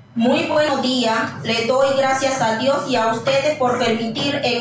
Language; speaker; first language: Spanish; non-native, local second language; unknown